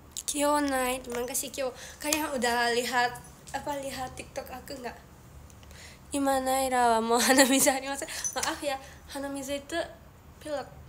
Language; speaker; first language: Indonesian; non-native, learner; Japanese